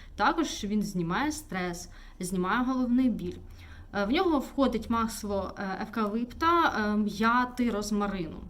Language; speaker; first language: Ukrainian; non-native, local second language; Russian